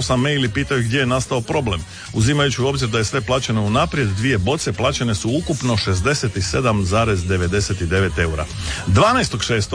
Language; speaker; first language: Serbian; native; Serbian